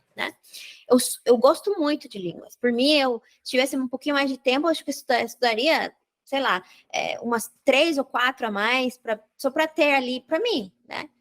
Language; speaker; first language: Portuguese; non-native, fluent; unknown